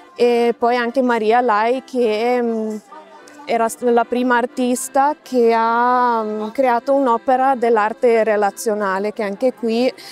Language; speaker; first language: Italian; non-native, fluent; Lithuanian